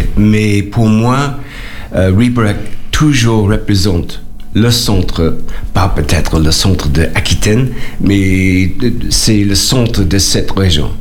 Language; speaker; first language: French; non-native, learner; English